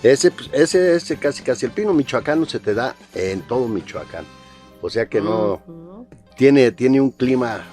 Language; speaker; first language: Spanish; native; Spanish